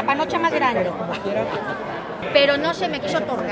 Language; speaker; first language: Spanish; native; Spanish